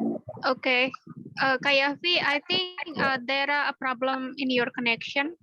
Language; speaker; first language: English; non-native, learner; Indonesian